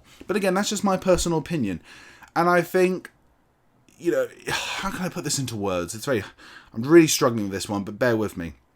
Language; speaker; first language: English; native; English